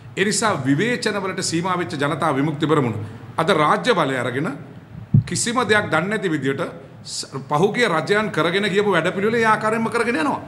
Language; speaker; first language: Sinhala; native; Sinhala